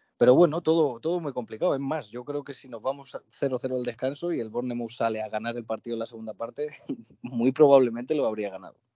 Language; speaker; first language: Spanish; native; Spanish